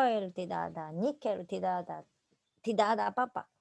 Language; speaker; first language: Indonesian; non-native, fluent; Japanese